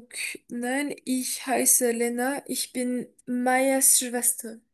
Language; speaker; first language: German; non-native, learner; French